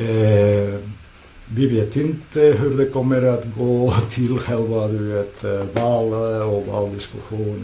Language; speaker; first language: Swedish; non-native, fluent; Catalan